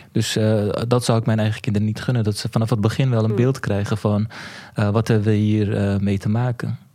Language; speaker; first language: Dutch; early bilingual, other home language; Turkish